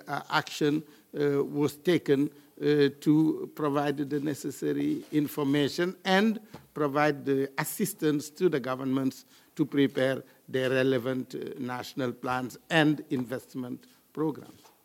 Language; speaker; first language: English; non-native, fluent; French